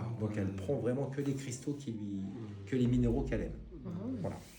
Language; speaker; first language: French; native; French